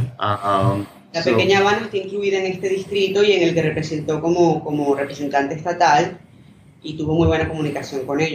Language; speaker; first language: Spanish; non-native, learner; English